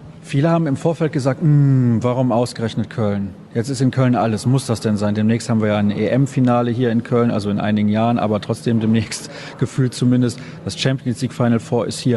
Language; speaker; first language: German; native; German